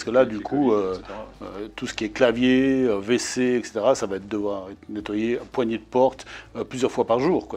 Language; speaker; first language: French; native; French